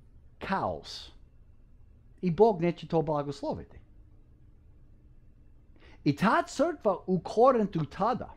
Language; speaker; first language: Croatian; early bilingual, heritage; English